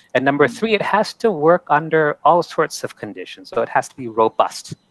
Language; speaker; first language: English; native; English